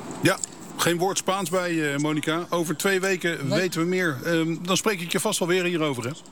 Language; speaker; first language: Dutch; native; Dutch